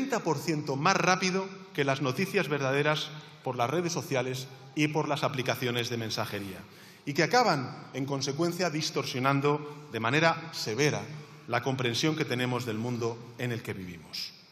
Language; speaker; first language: Spanish; native; Spanish